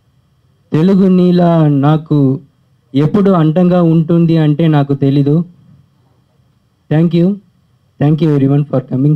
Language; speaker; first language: Telugu; early bilingual, heritage; Telugu